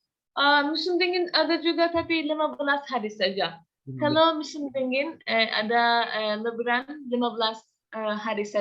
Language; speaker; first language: Indonesian; non-native, learner; Turkish